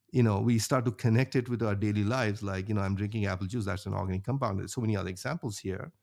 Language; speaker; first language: English; non-native, local second language; Bangla